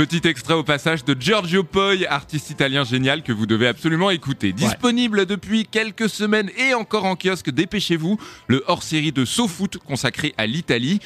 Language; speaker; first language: French; native; French